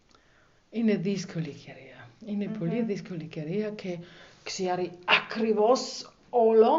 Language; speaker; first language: Greek; non-native, learner; German